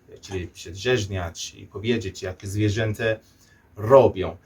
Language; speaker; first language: Polish; non-native, learner; Persian